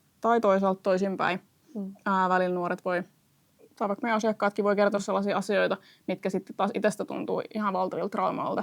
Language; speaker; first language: Finnish; native; Finnish